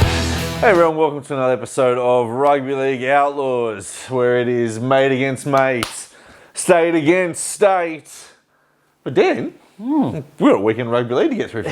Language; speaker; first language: English; native; English